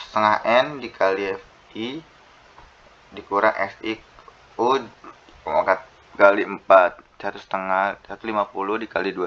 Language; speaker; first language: Indonesian; native; Indonesian